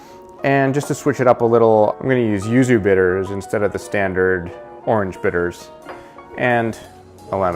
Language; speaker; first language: English; native; English